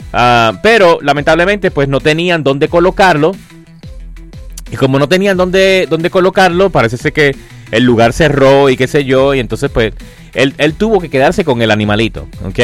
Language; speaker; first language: Spanish; native; Spanish